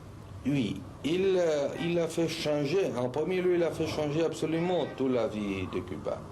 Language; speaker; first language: French; non-native, fluent; Spanish